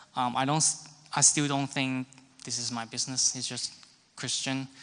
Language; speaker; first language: English; non-native, local second language; Cantonese